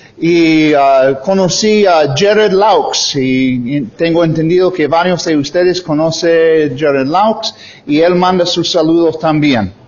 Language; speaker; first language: Spanish; non-native, fluent; English